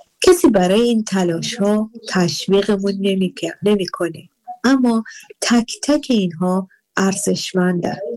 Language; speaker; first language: Persian; native; Persian